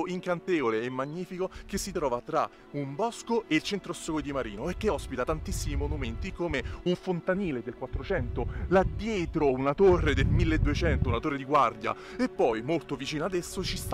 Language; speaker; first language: Italian; native; Italian